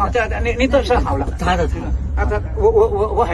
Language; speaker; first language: Chinese; non-native, learner; Indonesian